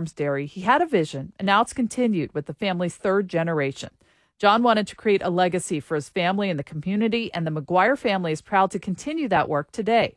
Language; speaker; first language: English; native; English